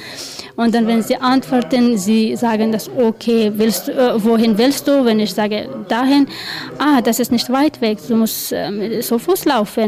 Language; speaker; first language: German; non-native, learner; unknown